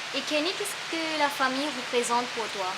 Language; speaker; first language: French; native; French